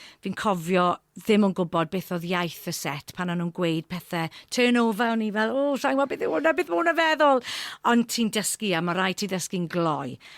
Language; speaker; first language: Welsh; non-native, local second language; English